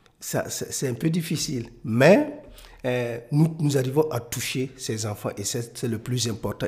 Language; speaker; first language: French; non-native, local second language; Mossi